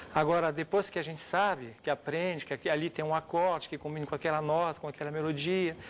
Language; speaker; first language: Portuguese; non-native, fluent; French